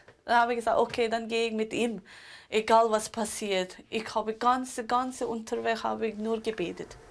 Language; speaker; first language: German; non-native, local second language; Tibetan